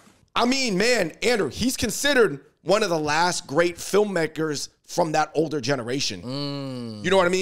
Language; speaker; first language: English; native; English